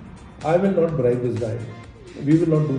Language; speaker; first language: English; non-native, local second language; Hindi